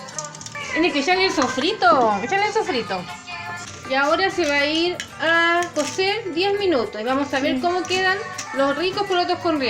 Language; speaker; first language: Spanish; native; Spanish